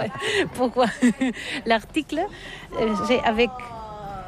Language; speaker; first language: French; non-native, learner; Catalan